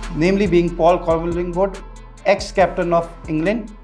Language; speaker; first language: English; non-native, local second language; Urdu